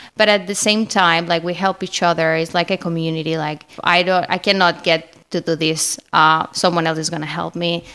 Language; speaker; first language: English; non-native, fluent; Spanish